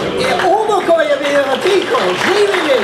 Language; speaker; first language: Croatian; non-native, learner; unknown